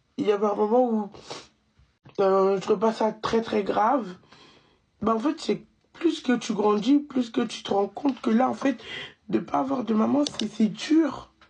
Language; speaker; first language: French; early bilingual, other home language; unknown